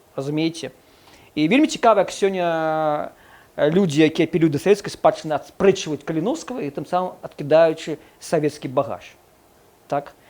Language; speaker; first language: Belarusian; non-native, local second language; Russian